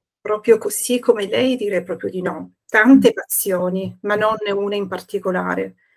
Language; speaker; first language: Italian; native; Italian